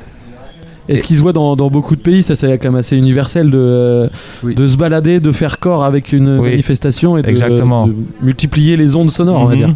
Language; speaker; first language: French; native; French